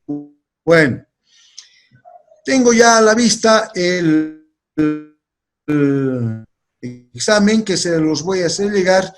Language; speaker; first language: Spanish; native; Spanish